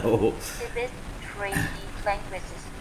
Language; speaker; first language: English; non-native, learner; Vietnamese